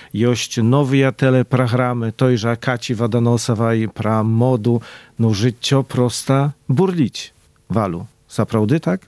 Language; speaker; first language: Belarusian; native; Belarusian